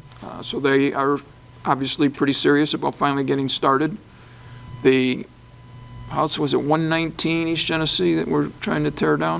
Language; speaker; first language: English; native; English